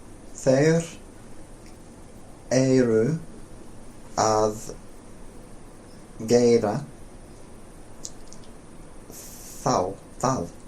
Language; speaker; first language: Icelandic; non-native, learner; English